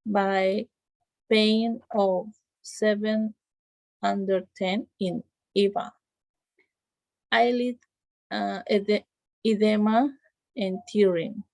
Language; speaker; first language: English; non-native, learner; Spanish